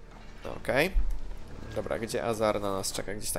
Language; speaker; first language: Polish; native; Polish